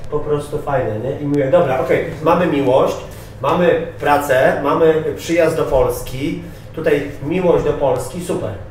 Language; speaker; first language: Polish; native; Polish